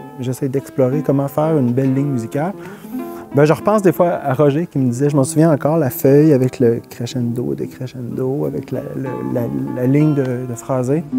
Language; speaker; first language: French; native; French